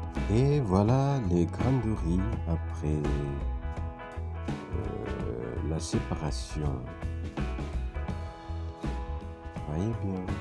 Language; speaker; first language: French; non-native, fluent; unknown